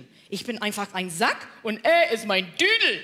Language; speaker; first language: German; non-native, learner; English